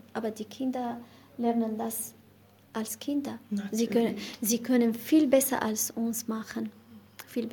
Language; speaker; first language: German; non-native, learner; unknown